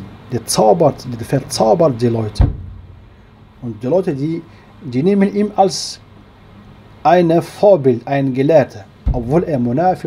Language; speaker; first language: German; non-native, learner; Arabic